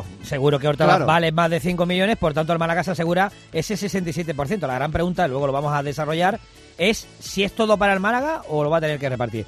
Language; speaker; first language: Spanish; native; Spanish